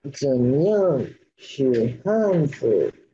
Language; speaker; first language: Chinese; non-native, learner; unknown